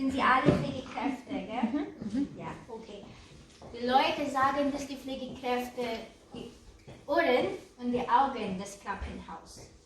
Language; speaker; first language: German; non-native, learner; Filipino